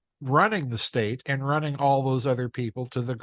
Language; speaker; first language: English; native; English